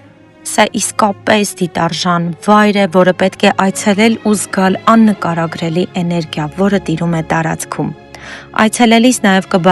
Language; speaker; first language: Armenian; native; Armenian